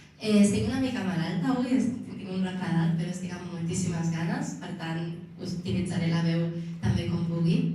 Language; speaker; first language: Catalan; early bilingual, other home language; Arabic